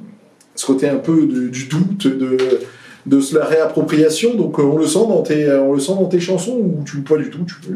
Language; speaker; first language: French; native; French